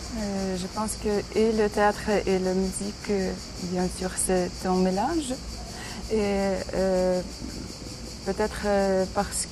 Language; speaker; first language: French; non-native, learner; Ukrainian